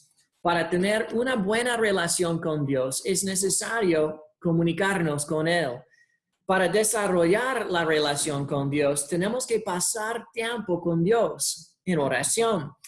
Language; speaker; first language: Spanish; non-native, fluent; English